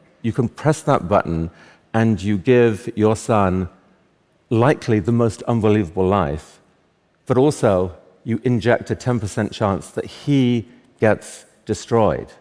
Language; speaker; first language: English; native; English